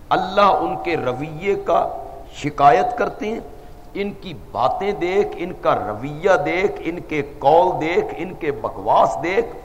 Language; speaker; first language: Urdu; non-native, local second language; Punjabi